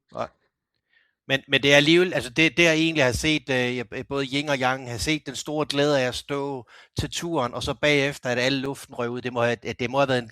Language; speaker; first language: Danish; native; Danish